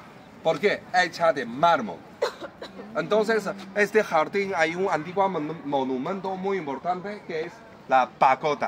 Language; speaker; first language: Spanish; non-native, learner; Chinese